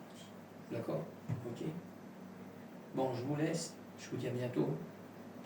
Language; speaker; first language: French; native; French